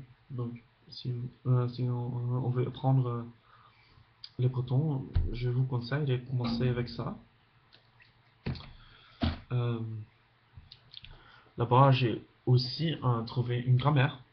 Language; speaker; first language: French; non-native, fluent; Dutch